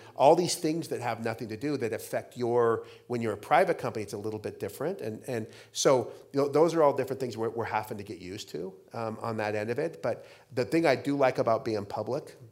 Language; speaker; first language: English; native; English